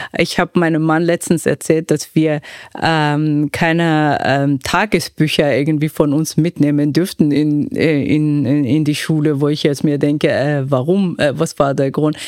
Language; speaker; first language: German; non-native, fluent; Persian